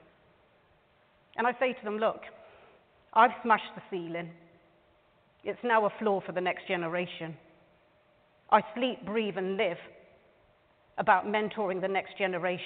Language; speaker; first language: English; native; English